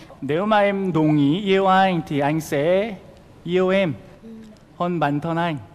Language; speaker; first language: Vietnamese; non-native, fluent; Korean